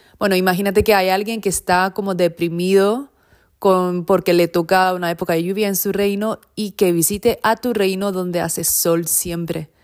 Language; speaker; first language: Spanish; non-native, fluent; Japanese